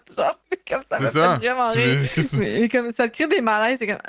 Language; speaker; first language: French; native; French